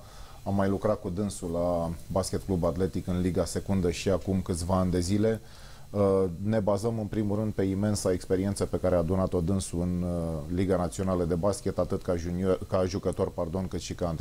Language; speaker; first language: Romanian; native; Romanian